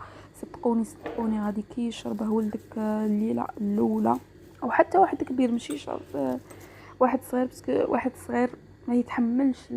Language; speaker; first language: Arabic; native; Arabic